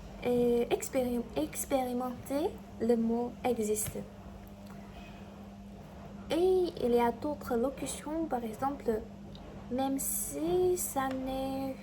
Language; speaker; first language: French; non-native, learner; Chinese